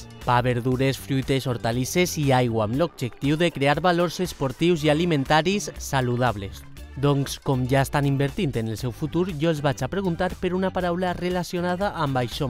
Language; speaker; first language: Catalan; native; Catalan